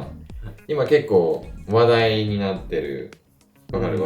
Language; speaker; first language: Japanese; native; Japanese